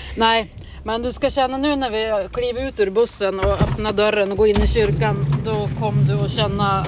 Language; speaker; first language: Swedish; native; Swedish